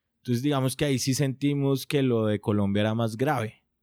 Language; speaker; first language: Spanish; native; Spanish